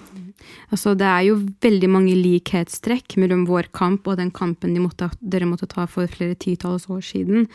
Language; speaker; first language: Norwegian; early bilingual, other home language; Arabic